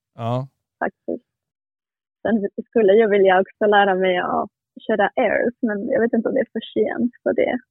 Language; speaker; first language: Swedish; non-native, fluent; Spanish